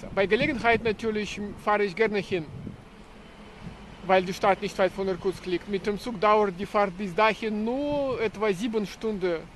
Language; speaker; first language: German; non-native, fluent; Russian